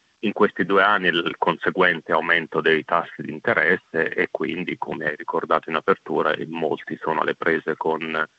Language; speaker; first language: Italian; native; Italian